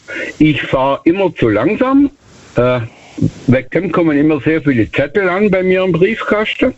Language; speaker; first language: German; native; German